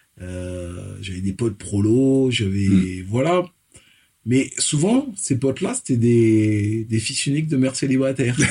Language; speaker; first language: French; early bilingual, other home language; Fon